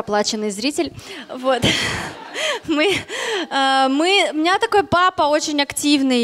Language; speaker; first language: Russian; native; Russian